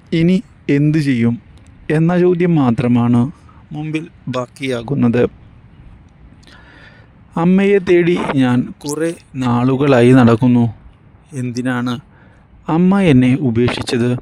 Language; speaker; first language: Malayalam; native; Malayalam